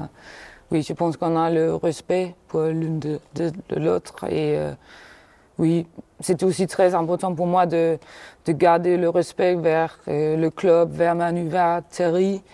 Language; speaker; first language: French; non-native, fluent; Danish